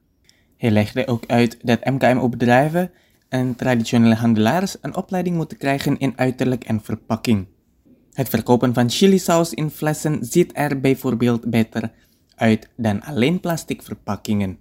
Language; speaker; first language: Dutch; non-native, fluent; Indonesian